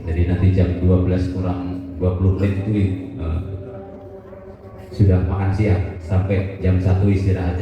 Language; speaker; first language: Indonesian; native; Indonesian